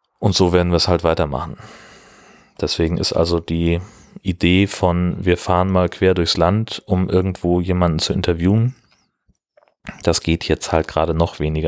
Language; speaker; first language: German; native; German